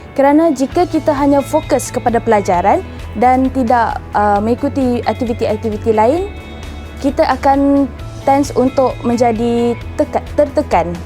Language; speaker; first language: Malay; non-native, local second language; Iban